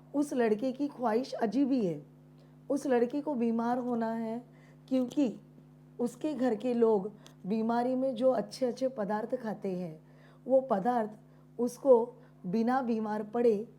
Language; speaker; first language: Hindi; non-native, local second language; Marathi